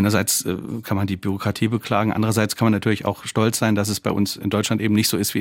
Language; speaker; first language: German; native; German